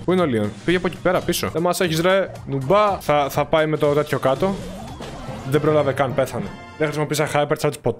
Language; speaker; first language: Greek; native; Greek